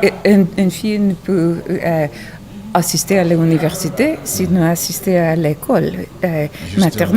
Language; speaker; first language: French; non-native, learner; English